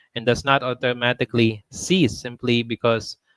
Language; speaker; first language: English; non-native, local second language; Filipino